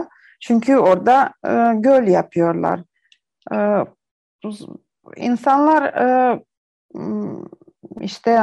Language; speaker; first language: Turkish; non-native, learner; Ukrainian